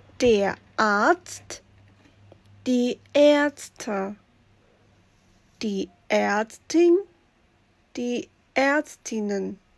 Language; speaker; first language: German; non-native, fluent; Chinese